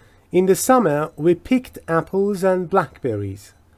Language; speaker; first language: English; non-native, fluent; Persian